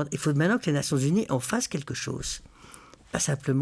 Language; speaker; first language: French; native; French